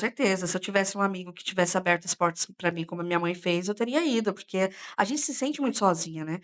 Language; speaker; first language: Portuguese; native; Portuguese